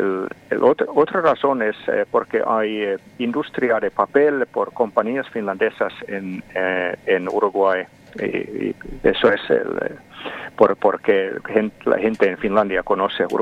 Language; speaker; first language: Spanish; non-native, fluent; Finnish